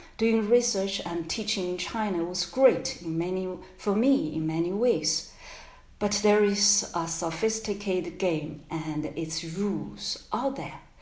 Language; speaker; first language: English; non-native, fluent; Chinese